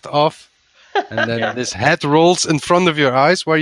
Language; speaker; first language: English; non-native, fluent; Dutch